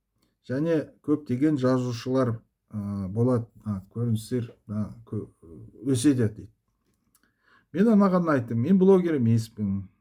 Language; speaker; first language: Kazakh; non-native, local second language; Russian